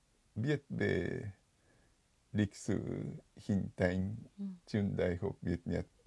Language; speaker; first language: Vietnamese; non-native, fluent; Japanese